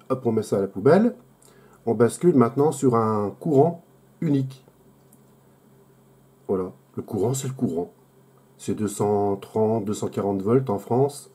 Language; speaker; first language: French; native; French